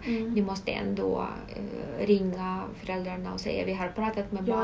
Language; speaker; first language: Swedish; non-native, fluent; Russian